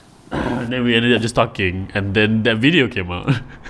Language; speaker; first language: English; non-native, local second language; Malay